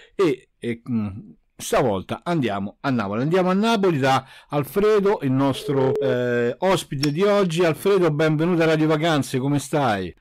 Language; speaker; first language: Italian; native; Italian